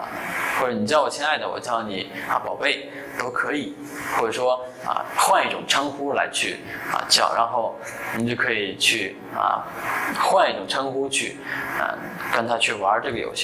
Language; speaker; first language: Chinese; native; Chinese